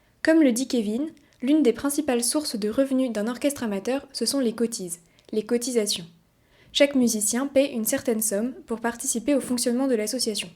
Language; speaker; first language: French; native; French